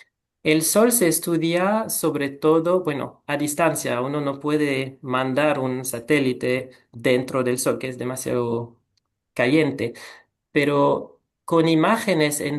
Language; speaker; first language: Spanish; non-native, fluent; French